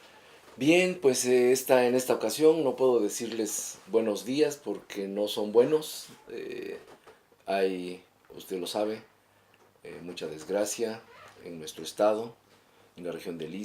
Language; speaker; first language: Spanish; native; Spanish